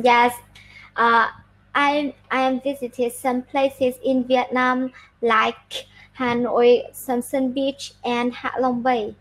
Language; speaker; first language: English; non-native, learner; Vietnamese